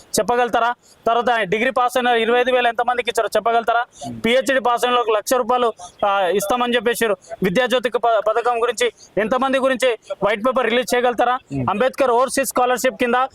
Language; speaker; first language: Telugu; non-native, local second language; Lambadi